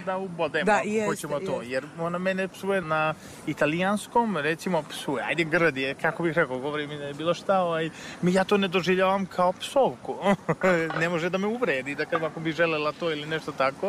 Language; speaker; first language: Serbian; native; Serbian